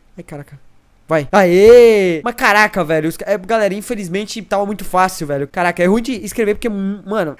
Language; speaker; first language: Portuguese; native; Portuguese